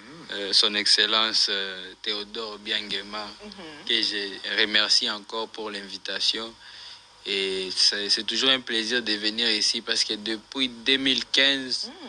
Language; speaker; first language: French; non-native, local second language; Swahili